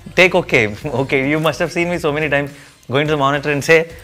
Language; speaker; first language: English; non-native, local second language; Telugu